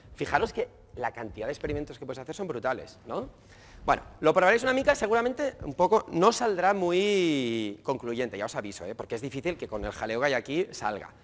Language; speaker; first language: Spanish; native; Spanish